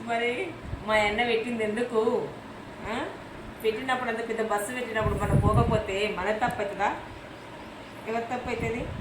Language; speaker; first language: Telugu; native; Telugu